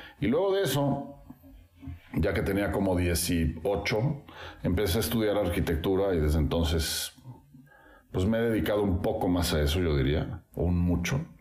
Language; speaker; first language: Spanish; native; Spanish